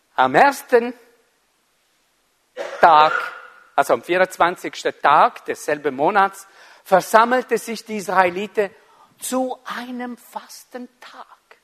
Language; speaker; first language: German; non-native, fluent; Italian